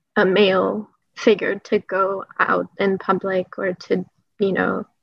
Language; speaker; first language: English; early bilingual, other home language; Persian